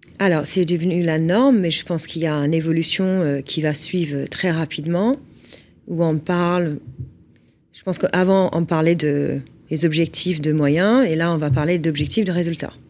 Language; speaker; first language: French; non-native, fluent; English